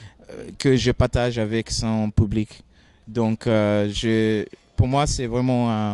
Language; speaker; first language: French; non-native, fluent; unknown